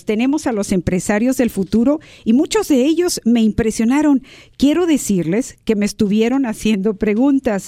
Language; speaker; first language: Spanish; native; Spanish